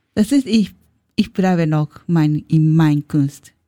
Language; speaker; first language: German; non-native, learner; Japanese